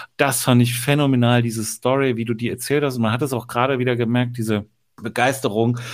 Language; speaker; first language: German; native; German